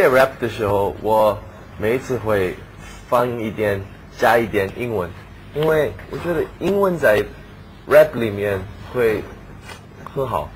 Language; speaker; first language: Chinese; non-native, learner; Korean